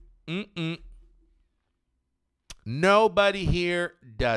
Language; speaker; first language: English; non-native, fluent; Portuguese